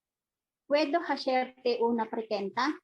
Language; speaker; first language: Spanish; non-native, learner; Filipino